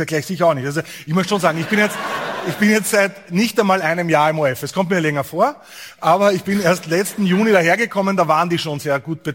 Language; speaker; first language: German; native; German